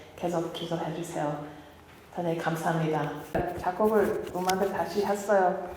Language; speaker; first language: Korean; early bilingual, heritage; Korean